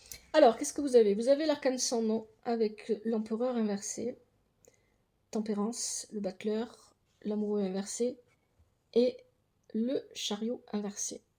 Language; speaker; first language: French; native; French